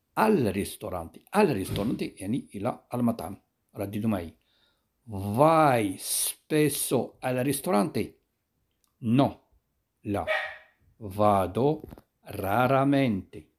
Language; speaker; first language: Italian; non-native, fluent; Arabic